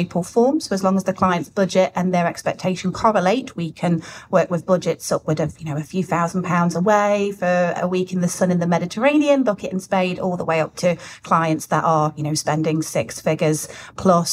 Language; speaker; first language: English; native; English